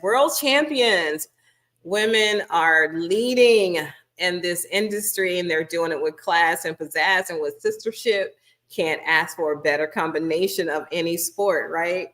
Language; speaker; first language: English; native; English